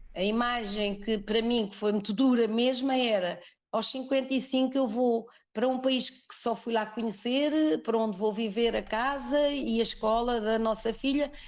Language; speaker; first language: Portuguese; native; Portuguese